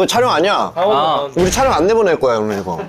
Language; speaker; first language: Korean; native; Korean